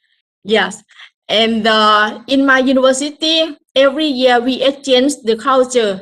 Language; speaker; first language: English; non-native, learner; Thai